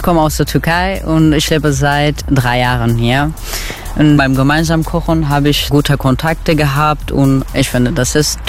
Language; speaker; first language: German; non-native, learner; Turkish